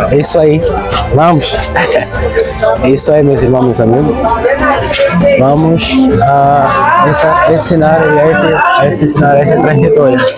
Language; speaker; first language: Portuguese; non-native, local second language; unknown